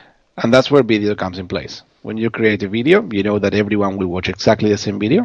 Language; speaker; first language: English; non-native, fluent; Spanish